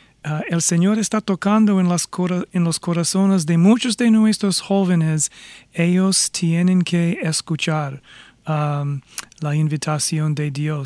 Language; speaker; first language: Spanish; non-native, fluent; English